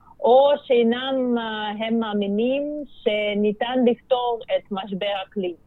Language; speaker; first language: Hebrew; non-native, fluent; Russian